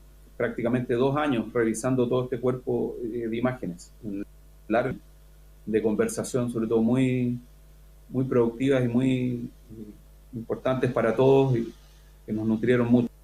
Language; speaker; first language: Spanish; native; Spanish